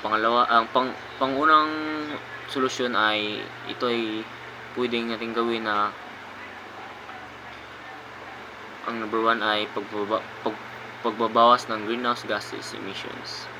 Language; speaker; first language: Filipino; native; Filipino